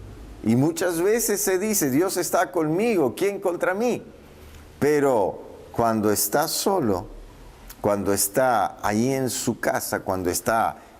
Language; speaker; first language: Spanish; native; Spanish